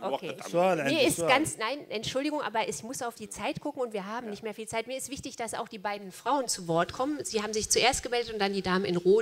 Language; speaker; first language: German; native; German